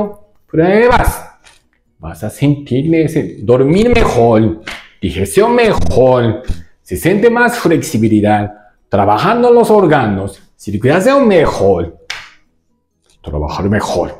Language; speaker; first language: Spanish; non-native, learner; Japanese